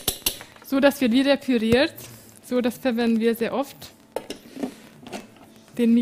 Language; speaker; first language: German; non-native, fluent; Hungarian